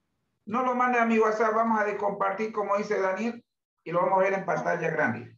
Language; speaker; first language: Spanish; native; Spanish